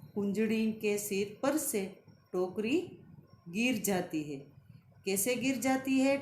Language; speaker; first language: Hindi; non-native, local second language; Gujarati